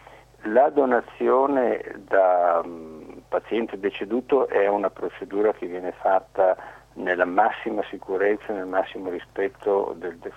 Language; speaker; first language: Italian; native; Italian